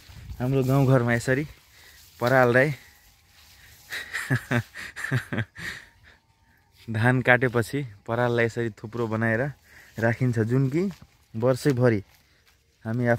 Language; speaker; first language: Nepali; non-native, local second language; Maithili